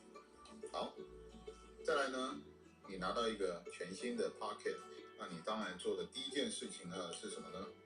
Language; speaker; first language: Chinese; native; Chinese